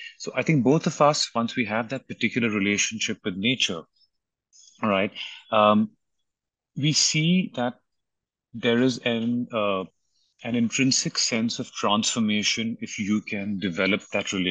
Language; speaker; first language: English; non-native, local second language; Hindi